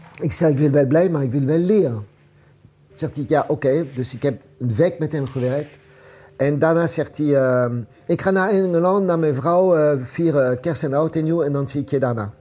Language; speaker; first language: Dutch; non-native, fluent; French